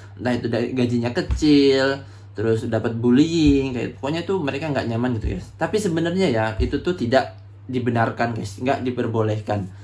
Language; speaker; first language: Indonesian; native; Indonesian